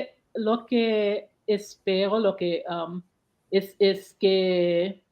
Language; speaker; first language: Spanish; non-native, learner; English